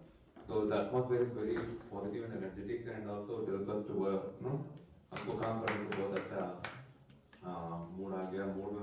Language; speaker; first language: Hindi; non-native, local second language; Kannada